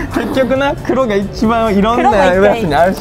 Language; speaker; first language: Japanese; native; Japanese